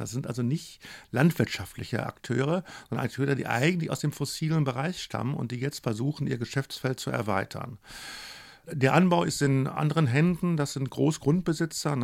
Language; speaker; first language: German; native; German